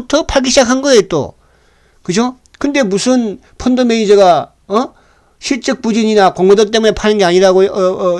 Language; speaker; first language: Korean; native; Korean